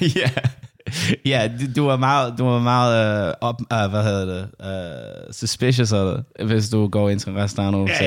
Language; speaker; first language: Danish; non-native, learner; English